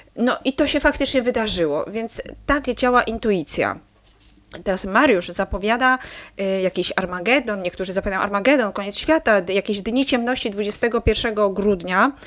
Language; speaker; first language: Polish; native; Polish